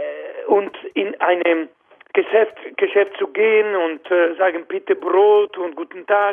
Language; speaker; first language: German; non-native, learner; Spanish